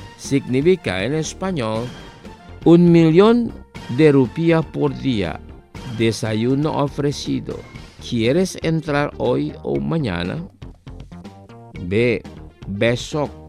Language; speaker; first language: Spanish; non-native, fluent; Indonesian